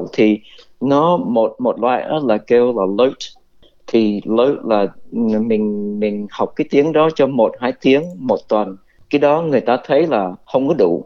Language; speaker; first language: Vietnamese; early bilingual, heritage; Vietnamese